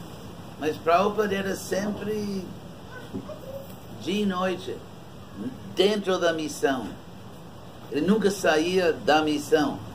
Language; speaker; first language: Portuguese; non-native, fluent; English